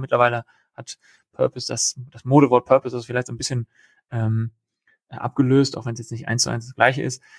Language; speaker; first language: German; native; German